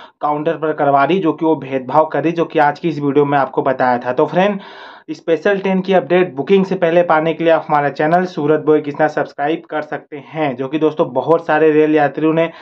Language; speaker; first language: Hindi; native; Hindi